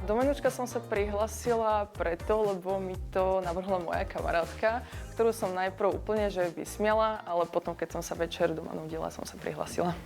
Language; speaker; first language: Slovak; early bilingual, other home language; Ukrainian